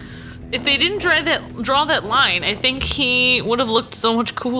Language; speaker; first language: English; native; English